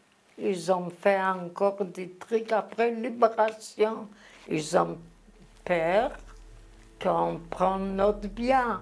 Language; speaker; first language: French; non-native, learner; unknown